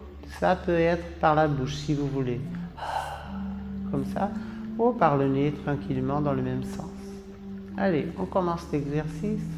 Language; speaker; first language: French; non-native, fluent; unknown